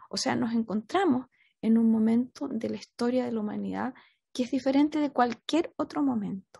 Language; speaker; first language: Spanish; native; Spanish